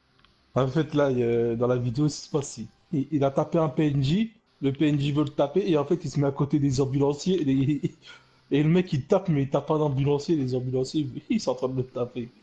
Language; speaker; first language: French; native; French